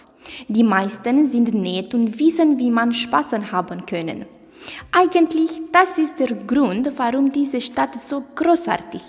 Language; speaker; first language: German; non-native, learner; Romanian